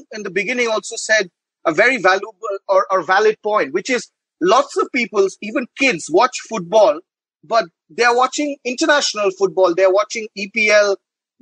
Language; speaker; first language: English; non-native, local second language; Bangla